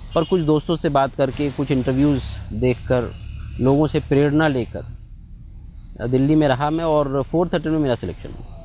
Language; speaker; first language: Hindi; native; Hindi